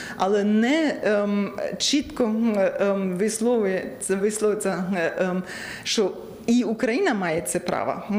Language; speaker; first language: Ukrainian; non-native, learner; German